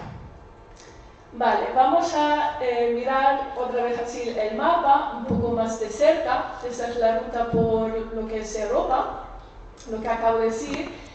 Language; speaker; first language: Spanish; non-native, fluent; German